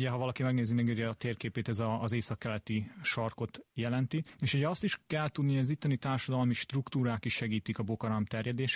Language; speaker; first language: Hungarian; native; Hungarian